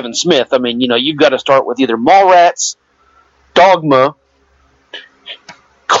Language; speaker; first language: English; native; English